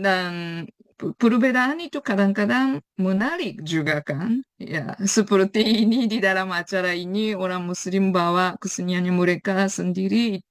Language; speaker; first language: Indonesian; non-native, fluent; Japanese